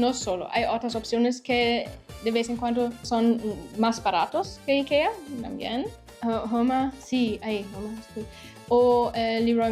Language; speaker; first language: Spanish; non-native, fluent; German